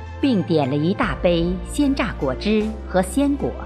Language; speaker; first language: Chinese; native; Chinese